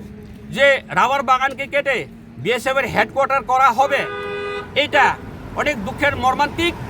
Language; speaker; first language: Bangla; non-native, local second language; Kok Borok